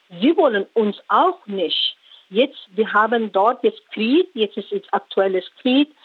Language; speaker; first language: German; non-native, learner; Rohingya